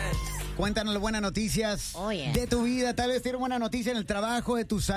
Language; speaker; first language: Spanish; early bilingual, other home language; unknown